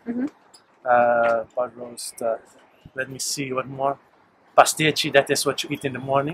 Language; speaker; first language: English; non-native, fluent; Papiamento